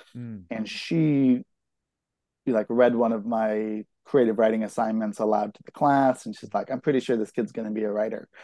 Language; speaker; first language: English; native; English